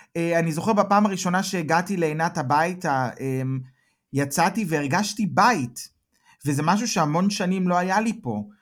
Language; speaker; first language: Hebrew; native; Hebrew